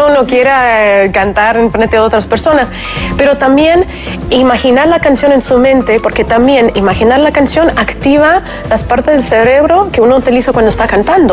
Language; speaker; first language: Spanish; non-native, fluent; Russian